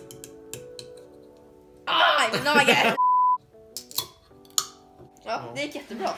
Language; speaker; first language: Swedish; native; Swedish